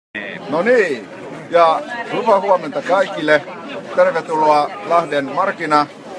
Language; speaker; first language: Finnish; native; Finnish